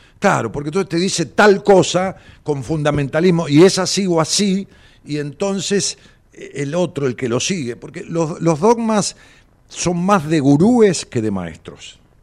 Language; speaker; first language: Spanish; native; Spanish